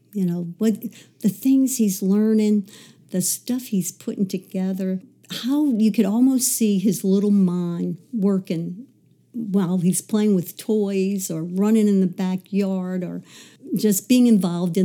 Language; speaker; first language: English; native; English